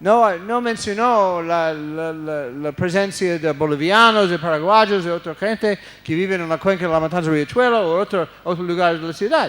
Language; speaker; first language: Spanish; non-native, fluent; English